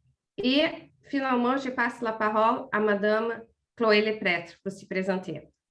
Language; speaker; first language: French; non-native, fluent; Portuguese